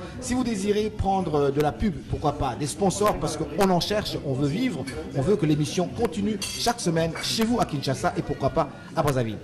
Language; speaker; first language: French; non-native, local second language; Lingala